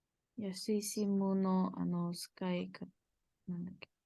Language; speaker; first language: Japanese; non-native, fluent; Indonesian